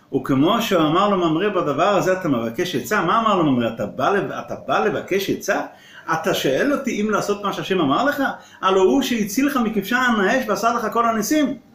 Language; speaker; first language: Hebrew; non-native, local second language; Yiddish